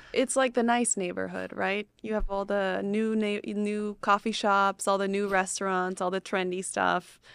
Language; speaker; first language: English; non-native, fluent; Spanish